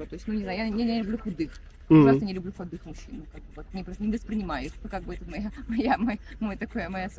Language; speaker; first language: Russian; native; Russian